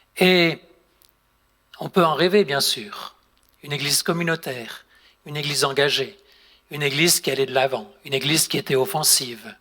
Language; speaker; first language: French; native; French